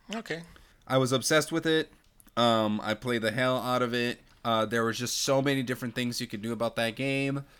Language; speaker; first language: English; non-native, fluent; Portuguese